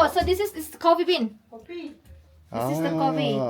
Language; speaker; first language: English; non-native, fluent; Indonesian